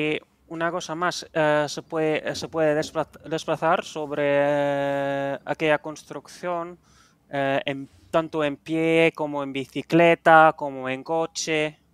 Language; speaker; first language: Spanish; non-native, fluent; Dutch